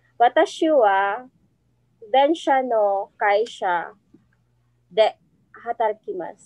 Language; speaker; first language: Japanese; non-native, learner; Filipino